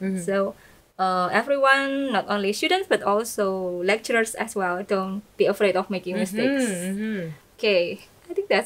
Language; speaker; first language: English; non-native, fluent; Indonesian